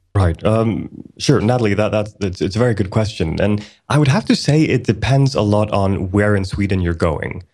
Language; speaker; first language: English; early bilingual, other home language; Swedish